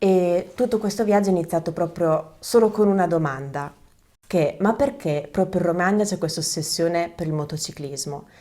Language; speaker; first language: Italian; native; Italian